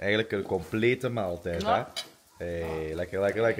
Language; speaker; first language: Dutch; native; Dutch